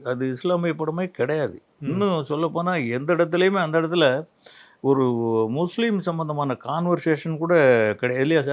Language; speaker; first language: Tamil; native; Tamil